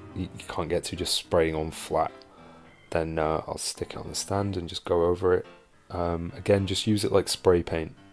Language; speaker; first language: English; native; English